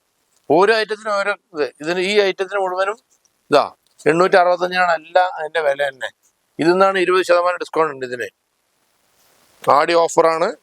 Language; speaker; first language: Malayalam; native; Malayalam